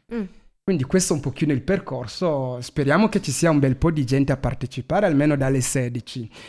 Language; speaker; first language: Italian; non-native, fluent; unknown